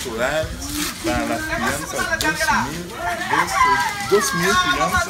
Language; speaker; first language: Portuguese; non-native, learner; Haitian Creole